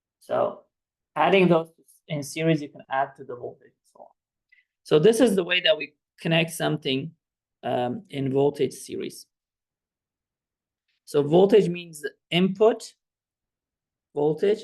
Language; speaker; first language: English; non-native, fluent; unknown